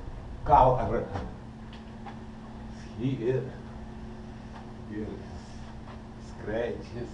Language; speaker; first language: English; non-native, learner; Russian